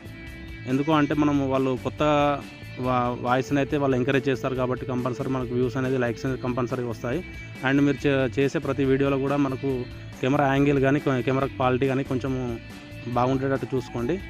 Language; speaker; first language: Telugu; native; Telugu